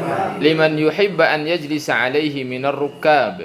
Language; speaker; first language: Arabic; non-native, fluent; Indonesian